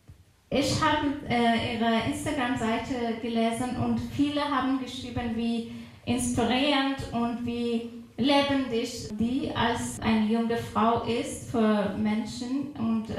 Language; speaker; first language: German; non-native, fluent; Persian